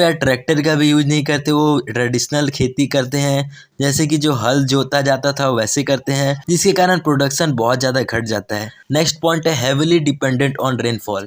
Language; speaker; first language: Hindi; native; Hindi